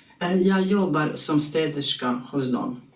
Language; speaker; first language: Swedish; non-native, learner; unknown